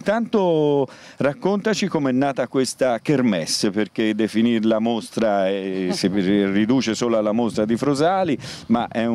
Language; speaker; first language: Italian; native; Italian